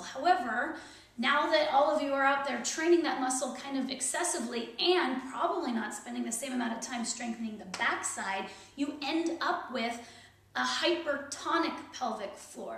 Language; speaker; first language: English; native; English